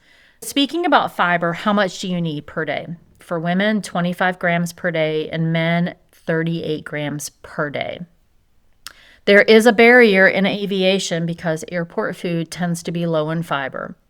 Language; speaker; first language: English; native; English